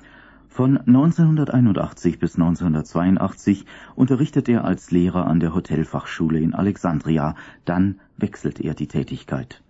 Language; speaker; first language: German; native; German